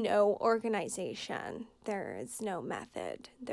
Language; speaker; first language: English; native; English